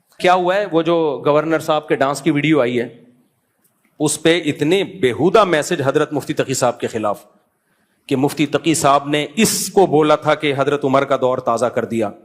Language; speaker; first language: Urdu; native; Urdu